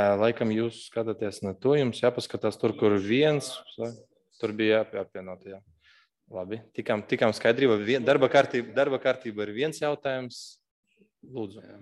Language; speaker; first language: Latvian; non-native, local second language; Russian